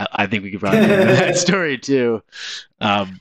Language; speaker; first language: English; native; English